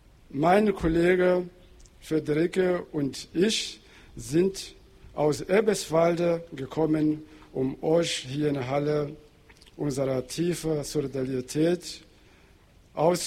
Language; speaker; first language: German; non-native, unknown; Portuguese